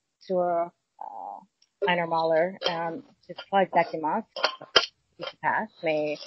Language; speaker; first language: French; non-native, learner; English